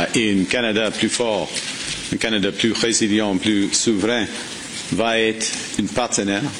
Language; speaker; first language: French; non-native, fluent; English